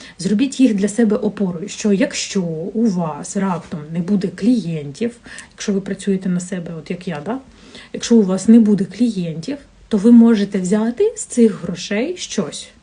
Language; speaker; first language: Ukrainian; non-native, local second language; Russian